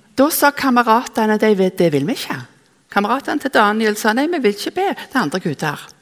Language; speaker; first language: Norwegian; native; Norwegian